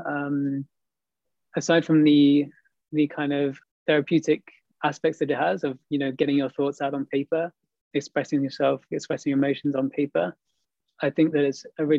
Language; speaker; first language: English; native; English